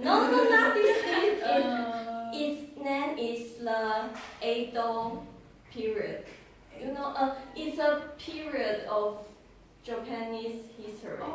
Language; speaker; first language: English; non-native, learner; Chinese